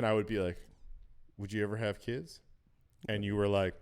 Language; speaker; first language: English; native; English